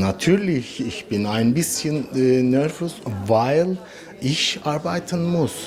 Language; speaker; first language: German; non-native, learner; Turkish